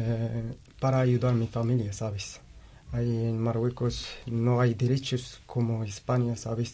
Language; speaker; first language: Spanish; non-native, learner; Arabic